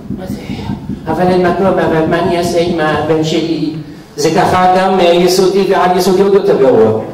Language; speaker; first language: Hebrew; non-native, fluent; French